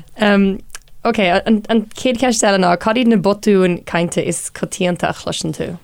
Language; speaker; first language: Irish; non-native, local second language; English